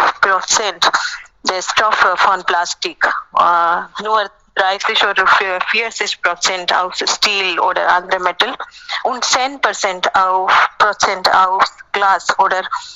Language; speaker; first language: German; non-native, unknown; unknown